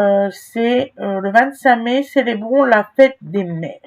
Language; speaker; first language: French; native; French